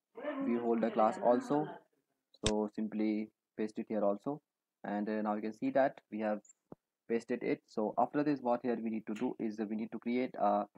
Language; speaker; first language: English; non-native, local second language; Hindi